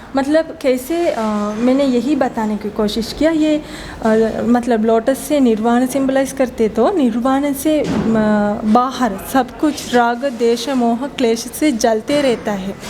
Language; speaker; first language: Hindi; non-native, fluent; Sinhala